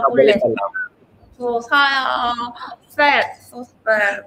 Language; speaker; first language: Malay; non-native, learner; Korean